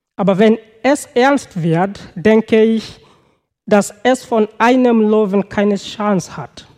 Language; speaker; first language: German; non-native, fluent; Swahili